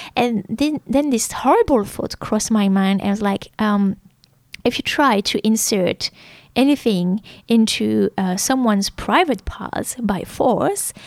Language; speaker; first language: English; non-native, fluent; French